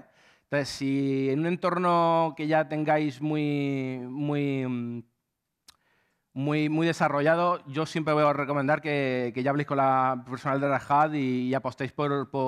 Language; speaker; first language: Spanish; native; Spanish